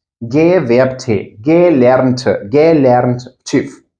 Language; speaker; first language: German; non-native, fluent; Ukrainian